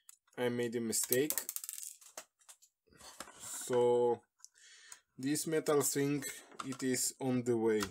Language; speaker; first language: English; non-native, fluent; Slovenian